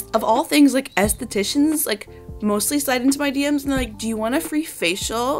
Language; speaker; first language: English; native; English